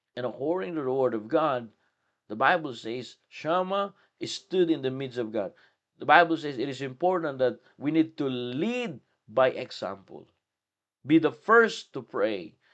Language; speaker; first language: English; non-native, local second language; Filipino